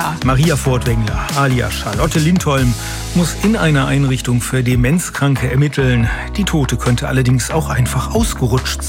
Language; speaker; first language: German; native; German